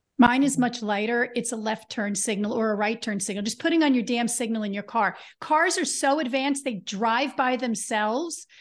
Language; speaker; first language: English; native; English